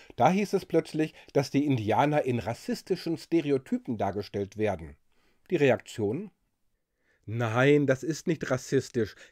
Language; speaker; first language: German; native; German